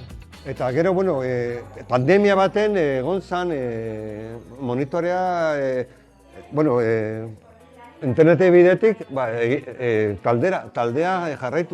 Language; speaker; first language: Basque; non-native, local second language; Spanish